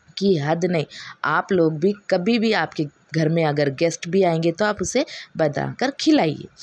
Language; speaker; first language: Hindi; native; Hindi